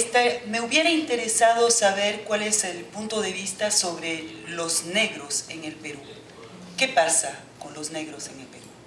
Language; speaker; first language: Spanish; non-native, fluent; French